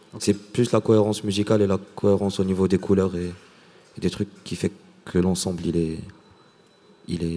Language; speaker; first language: French; non-native, local second language; Arabic